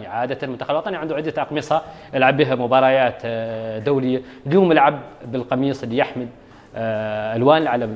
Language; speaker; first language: Arabic; native; Arabic